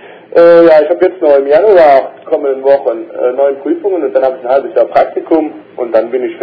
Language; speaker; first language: German; native; German